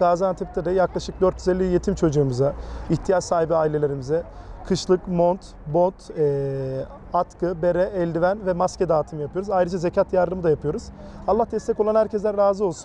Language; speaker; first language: Turkish; native; Turkish